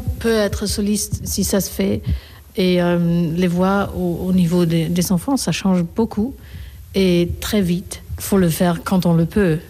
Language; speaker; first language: French; non-native, fluent; Korean